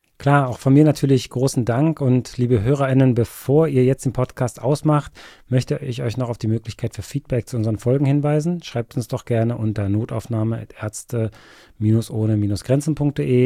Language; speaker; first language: German; native; German